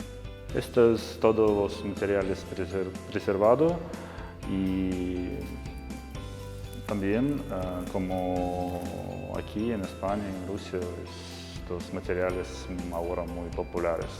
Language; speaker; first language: Spanish; non-native, learner; Russian